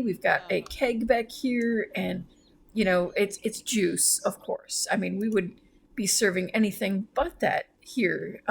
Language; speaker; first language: English; native; English